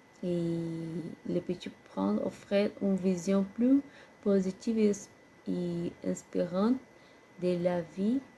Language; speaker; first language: French; non-native, learner; Portuguese